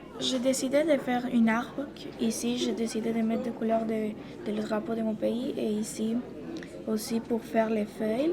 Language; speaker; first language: French; non-native, learner; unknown